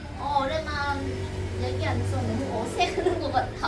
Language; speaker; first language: Korean; non-native, learner; Vietnamese